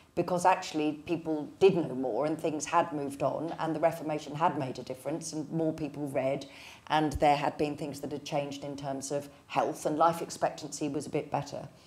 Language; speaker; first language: English; native; English